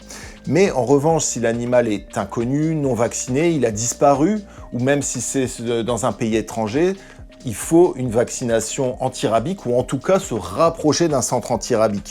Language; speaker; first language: French; native; French